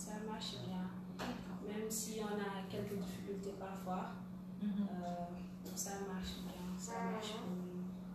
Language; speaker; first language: French; non-native, local second language; Wolof